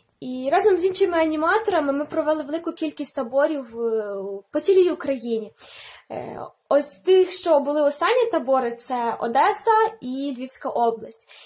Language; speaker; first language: Ukrainian; native; Ukrainian